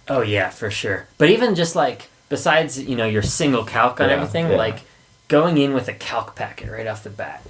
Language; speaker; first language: English; native; English